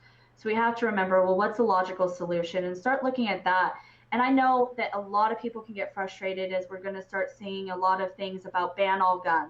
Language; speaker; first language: English; native; English